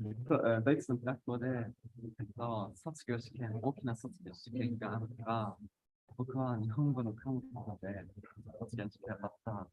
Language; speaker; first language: Japanese; non-native, learner; German